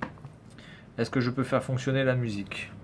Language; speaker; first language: French; native; French